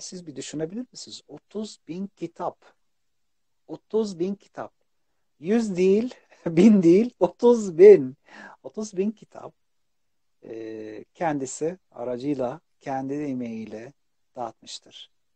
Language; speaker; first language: Turkish; non-native, fluent; Arabic